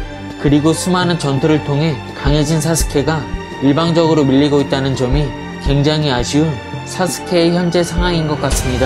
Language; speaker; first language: Korean; native; Korean